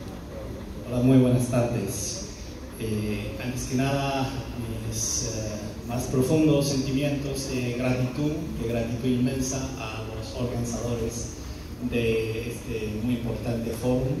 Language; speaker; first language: Spanish; non-native, fluent; Chinese